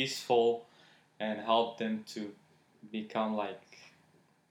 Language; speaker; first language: English; non-native, fluent; Persian